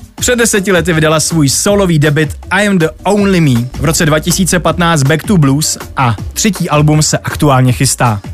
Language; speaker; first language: Czech; native; Czech